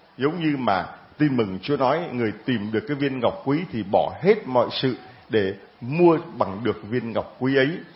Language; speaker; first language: Vietnamese; native; Vietnamese